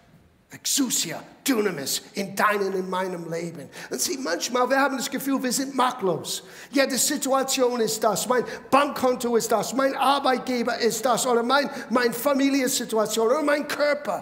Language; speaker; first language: German; non-native, fluent; English